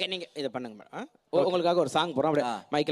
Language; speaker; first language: Tamil; native; Tamil